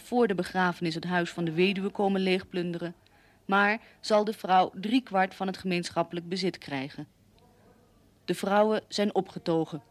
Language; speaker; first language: Dutch; native; Dutch